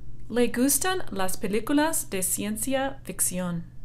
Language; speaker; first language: Spanish; non-native, fluent; English